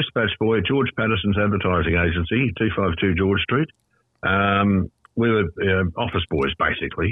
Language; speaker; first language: English; native; English